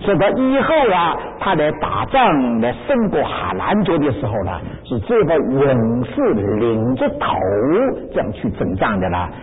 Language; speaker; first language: Chinese; native; Chinese